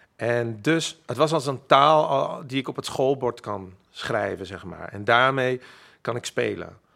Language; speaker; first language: Dutch; non-native, local second language; Western Frisian